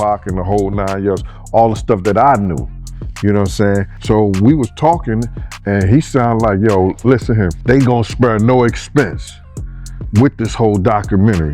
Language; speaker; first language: English; native; English